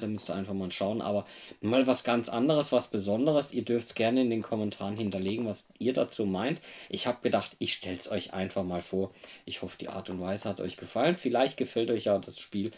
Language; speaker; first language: German; native; German